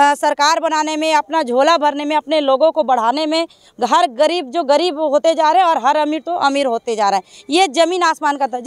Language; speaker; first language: Hindi; native; Hindi